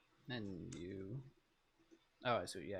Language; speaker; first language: English; native; English